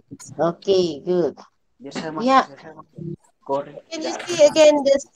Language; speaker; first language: English; non-native, learner; Indonesian